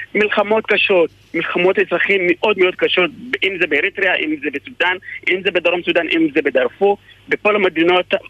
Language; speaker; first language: Hebrew; non-native, fluent; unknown